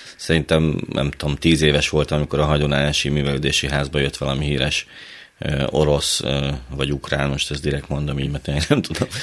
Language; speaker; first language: Hungarian; native; Hungarian